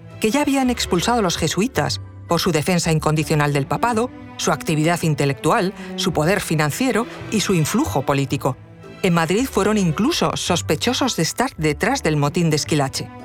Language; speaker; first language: Spanish; native; Spanish